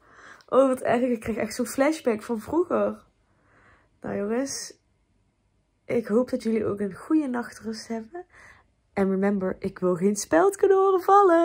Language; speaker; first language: Dutch; native; Dutch